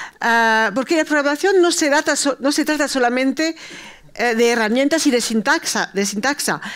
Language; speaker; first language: Spanish; early bilingual, heritage; Spanish